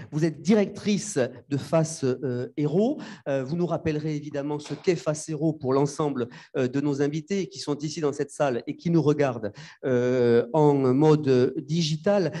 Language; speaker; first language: French; native; French